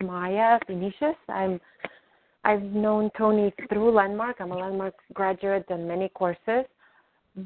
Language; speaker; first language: English; non-native, fluent; Ukrainian